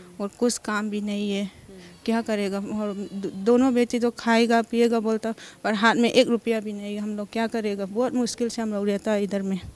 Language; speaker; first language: Hindi; non-native, local second language; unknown